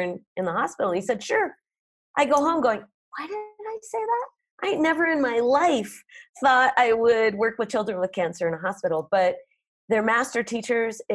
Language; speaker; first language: English; native; English